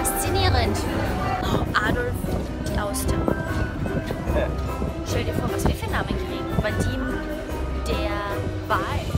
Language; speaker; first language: German; native; German